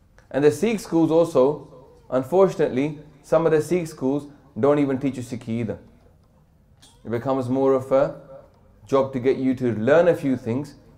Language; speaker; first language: English; early bilingual, other home language; Punjabi